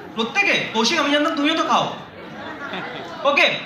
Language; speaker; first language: Hindi; non-native, local second language; Bangla